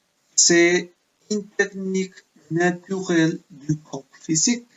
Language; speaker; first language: French; non-native, fluent; Spanish